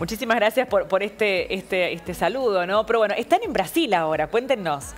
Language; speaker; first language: Spanish; native; Spanish